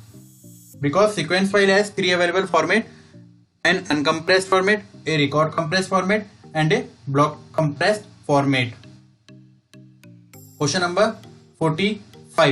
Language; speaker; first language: English; non-native, local second language; Hindi